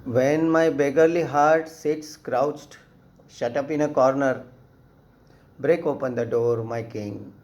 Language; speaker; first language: English; non-native, local second language; Gujarati